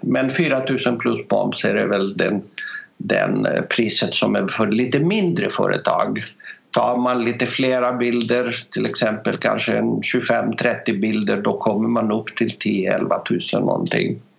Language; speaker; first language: Swedish; non-native, fluent; Greek